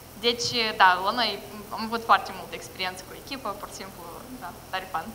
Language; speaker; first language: Romanian; non-native, local second language; Russian